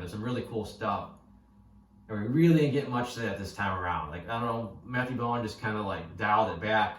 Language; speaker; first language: English; native; English